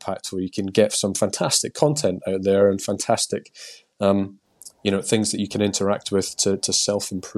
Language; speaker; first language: English; native; English